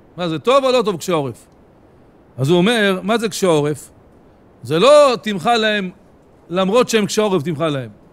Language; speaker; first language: Hebrew; native; Hebrew